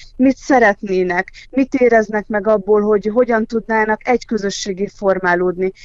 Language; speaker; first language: Hungarian; native; Hungarian